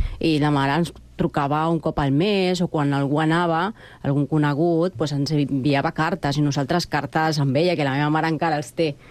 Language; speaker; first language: Catalan; non-native, fluent; Spanish